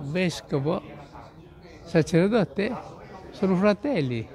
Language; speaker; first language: Italian; non-native, learner; Portuguese